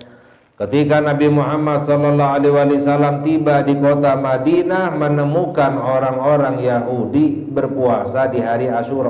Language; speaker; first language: Indonesian; native; Indonesian